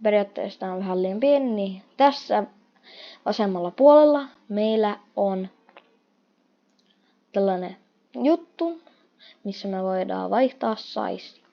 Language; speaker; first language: Finnish; non-native, fluent; Russian